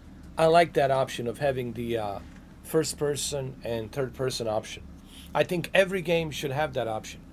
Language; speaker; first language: English; native; English